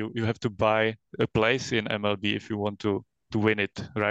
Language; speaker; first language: English; non-native, fluent; Czech